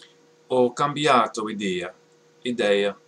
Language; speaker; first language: Italian; non-native, learner; English